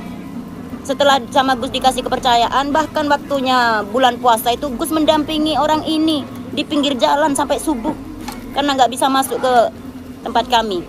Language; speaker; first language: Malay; non-native, local second language; Javanese